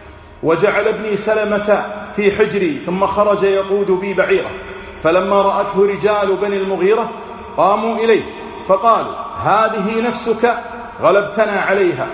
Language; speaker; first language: Arabic; native; Arabic